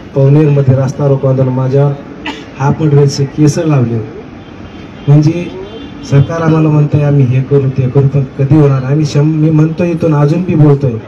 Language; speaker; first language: Marathi; non-native, local second language; Lambadi